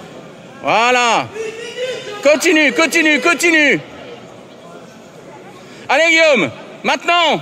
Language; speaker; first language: French; native; French